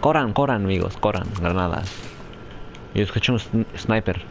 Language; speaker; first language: Spanish; early bilingual, heritage; English